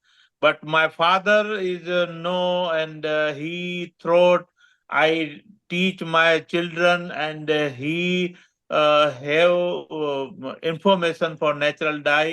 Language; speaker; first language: English; non-native, learner; Gujarati